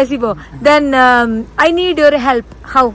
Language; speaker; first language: English; non-native, learner; Malayalam